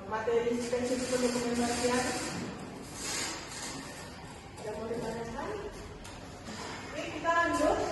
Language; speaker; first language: Indonesian; native; Indonesian